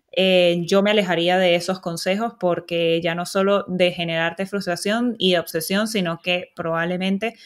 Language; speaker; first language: Spanish; native; Spanish